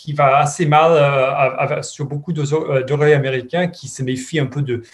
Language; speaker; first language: French; non-native, fluent; English